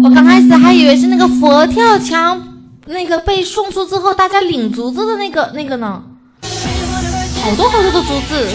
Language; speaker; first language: Chinese; native; Chinese